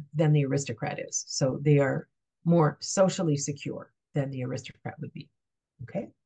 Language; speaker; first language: English; native; English